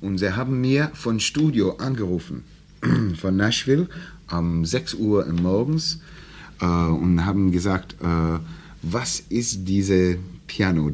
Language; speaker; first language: German; non-native, learner; English